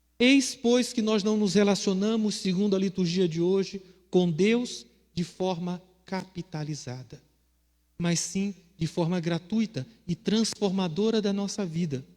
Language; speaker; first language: Portuguese; native; Portuguese